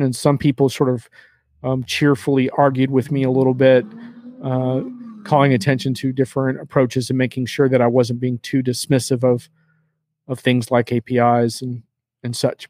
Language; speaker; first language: English; native; English